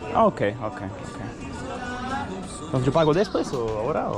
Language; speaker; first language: Spanish; non-native, fluent; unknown